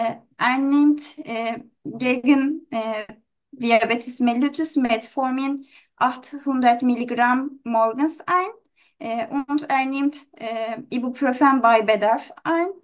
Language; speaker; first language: German; non-native, learner; Turkish